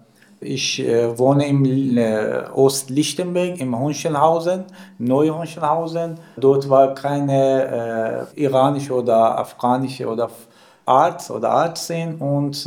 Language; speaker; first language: German; non-native, learner; Persian